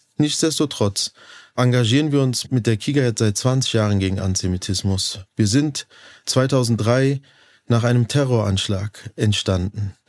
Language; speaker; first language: German; early bilingual, other home language; Turkish